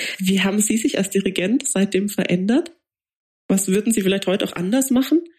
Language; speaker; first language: German; native; German